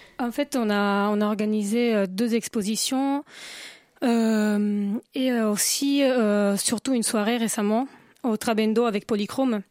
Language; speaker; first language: French; non-native, fluent; Italian